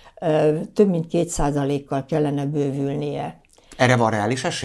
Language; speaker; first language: Hungarian; native; Hungarian